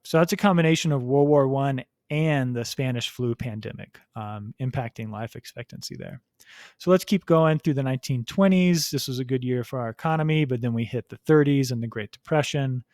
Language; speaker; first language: English; native; English